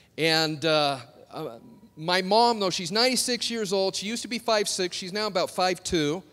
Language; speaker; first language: English; native; English